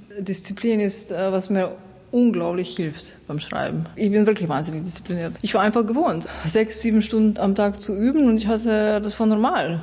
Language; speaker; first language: German; non-native, fluent; Slovenian